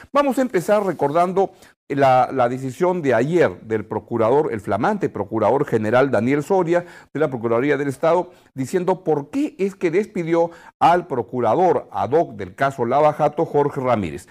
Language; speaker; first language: Spanish; native; Spanish